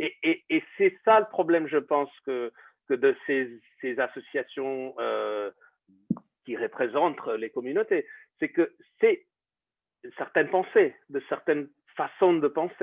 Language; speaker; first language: French; non-native, fluent; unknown